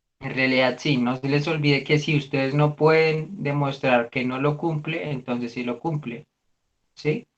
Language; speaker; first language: Spanish; native; Spanish